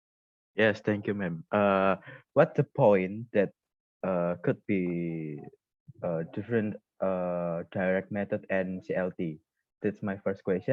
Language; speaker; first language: English; non-native, learner; Indonesian